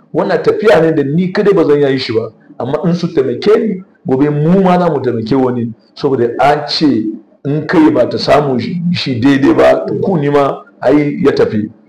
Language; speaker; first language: Hausa; non-native, local second language; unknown